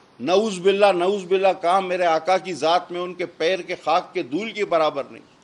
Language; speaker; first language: Urdu; non-native, local second language; Sindhi